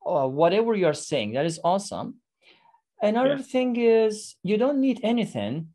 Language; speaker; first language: English; non-native, fluent; Persian